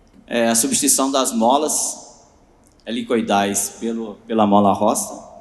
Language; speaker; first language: Portuguese; native; Portuguese